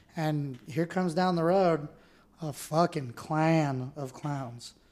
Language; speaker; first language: English; native; English